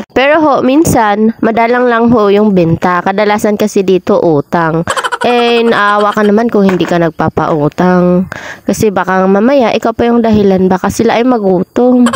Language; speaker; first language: Filipino; non-native, local second language; Cebuano